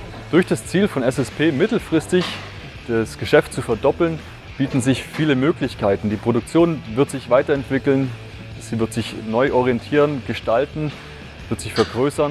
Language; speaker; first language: German; native; German